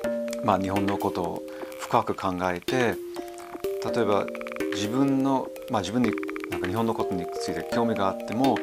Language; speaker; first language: Japanese; non-native, fluent; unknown